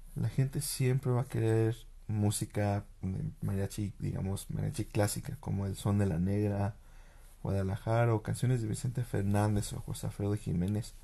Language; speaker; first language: Spanish; early bilingual, heritage; Spanish